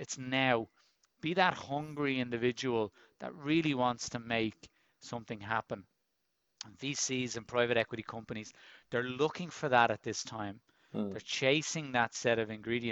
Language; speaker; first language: English; native; English